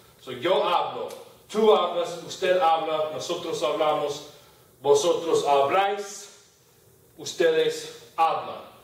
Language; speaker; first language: Spanish; non-native, fluent; English